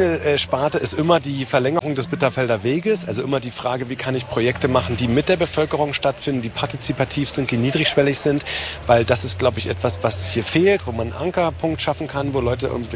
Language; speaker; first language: German; native; German